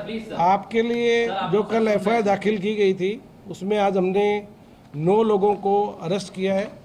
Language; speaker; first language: Hindi; non-native, local second language; Gujarati